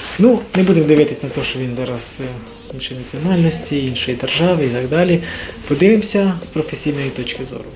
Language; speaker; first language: Ukrainian; non-native, local second language; Russian